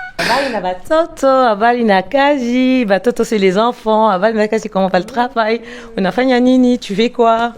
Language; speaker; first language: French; non-native, local second language; Lingala